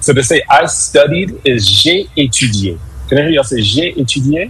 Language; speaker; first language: French; non-native, fluent; English